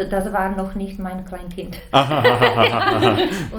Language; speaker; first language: German; non-native, learner; Czech